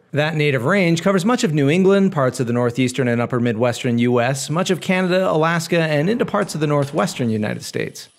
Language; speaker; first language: English; native; English